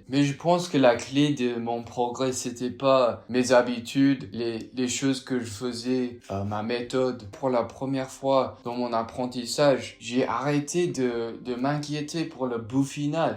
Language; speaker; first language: French; non-native, fluent; English